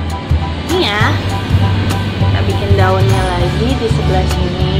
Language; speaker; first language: Indonesian; native; Indonesian